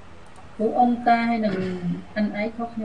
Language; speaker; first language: Vietnamese; non-native, learner; Khmer